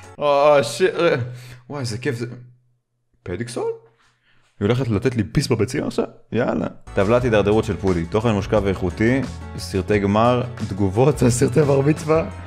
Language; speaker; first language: Hebrew; native; Hebrew